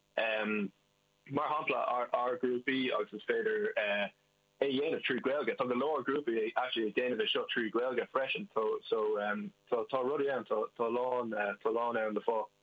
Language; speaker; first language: Irish; non-native, local second language; English